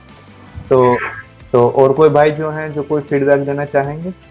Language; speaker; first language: Hindi; native; Hindi